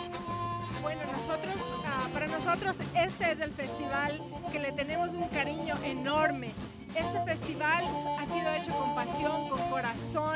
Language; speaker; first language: Spanish; native; Spanish